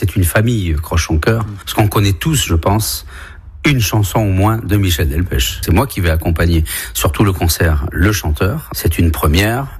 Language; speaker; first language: French; early bilingual, other home language; Spanish